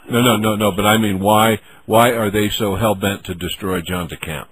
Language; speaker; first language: English; native; English